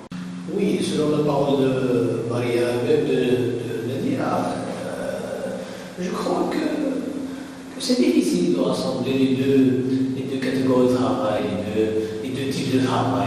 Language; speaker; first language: French; non-native, learner; Arabic